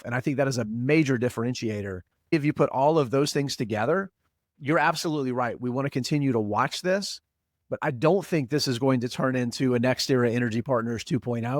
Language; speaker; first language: English; native; English